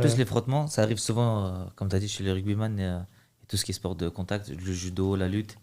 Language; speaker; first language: French; early bilingual, other home language; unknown